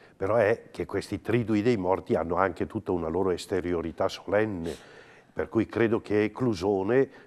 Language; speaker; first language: Italian; native; Italian